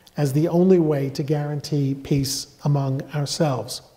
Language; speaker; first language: English; native; English